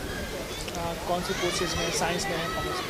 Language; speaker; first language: Hindi; native; Hindi